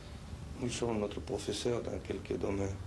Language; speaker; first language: French; non-native, learner; Spanish